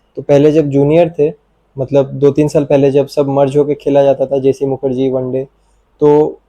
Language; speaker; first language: Hindi; non-native, local second language; Bangla